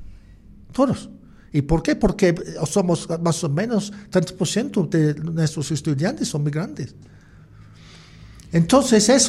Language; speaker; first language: Spanish; non-native, learner; English